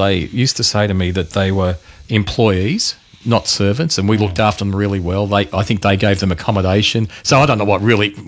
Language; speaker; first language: English; native; English